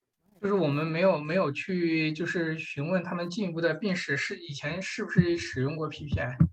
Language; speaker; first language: Chinese; native; Chinese